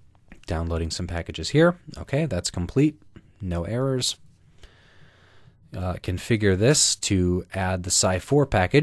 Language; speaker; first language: English; native; English